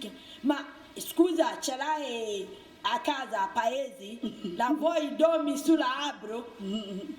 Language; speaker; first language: Italian; non-native, learner; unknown